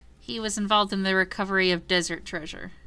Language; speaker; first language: English; native; English